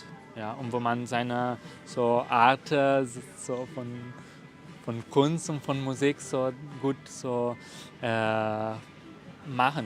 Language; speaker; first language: German; non-native, fluent; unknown